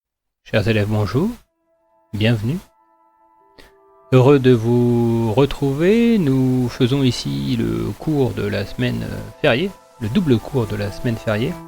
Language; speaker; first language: French; native; French